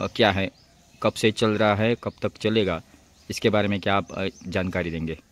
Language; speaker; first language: Hindi; non-native, local second language; Marathi